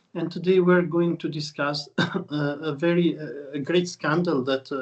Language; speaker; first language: English; non-native, fluent; Albanian